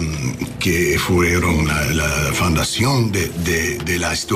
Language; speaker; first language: Spanish; non-native, learner; English